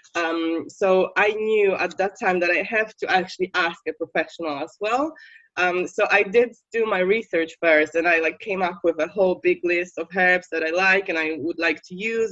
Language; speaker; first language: English; non-native, fluent; Polish